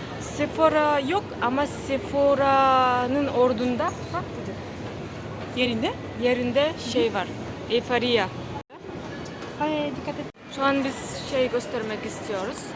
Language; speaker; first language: Turkish; non-native, fluent; Kyrgyz